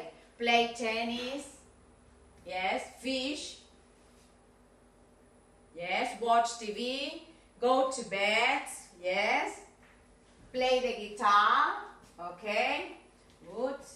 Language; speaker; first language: English; non-native, fluent; Spanish